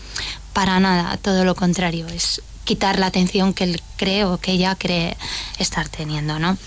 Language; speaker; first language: Spanish; native; Spanish